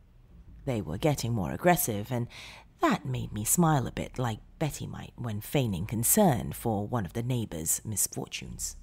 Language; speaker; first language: English; native; English